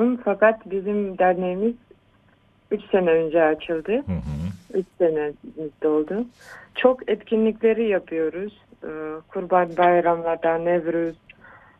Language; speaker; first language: Turkish; non-native, fluent; Uyghur